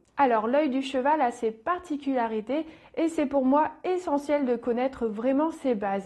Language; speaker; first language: French; native; French